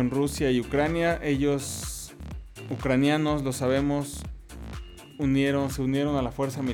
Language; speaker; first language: Spanish; native; Spanish